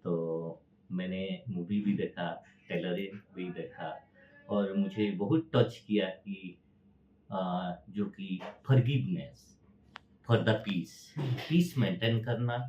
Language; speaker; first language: Hindi; non-native, local second language; Odia